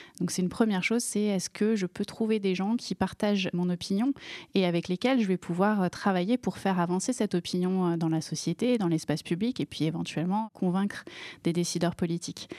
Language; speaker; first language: French; native; French